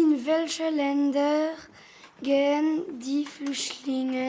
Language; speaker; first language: German; non-native, learner; French